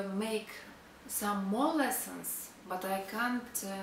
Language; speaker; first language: English; non-native, fluent; Russian